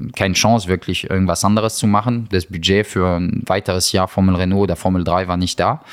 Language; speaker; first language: German; non-native, fluent; French